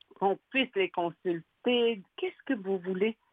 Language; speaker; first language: French; native; French